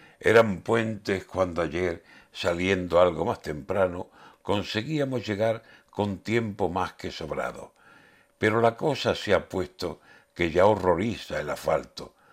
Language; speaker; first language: Spanish; native; Spanish